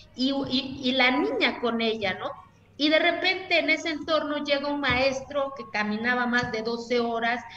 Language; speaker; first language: Spanish; non-native, local second language; Zapotec